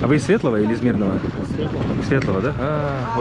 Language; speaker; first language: Russian; native; Russian